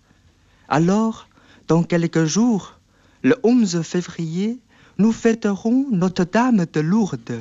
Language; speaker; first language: French; non-native, fluent; Chinese